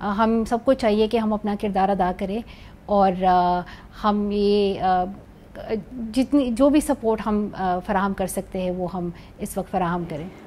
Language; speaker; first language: Urdu; non-native, local second language; Pashto